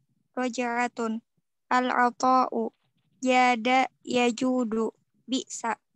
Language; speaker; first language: Arabic; non-native, learner; Indonesian